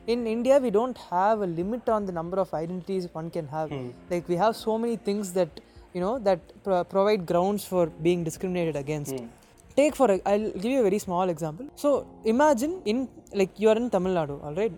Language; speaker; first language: English; non-native, local second language; Tamil